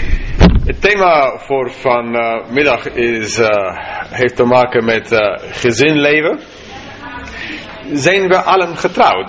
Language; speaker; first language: Dutch; non-native, fluent; English